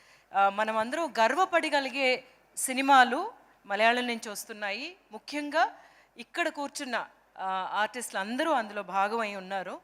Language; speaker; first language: Telugu; native; Telugu